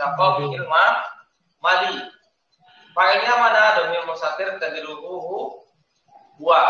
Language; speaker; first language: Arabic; non-native, fluent; Indonesian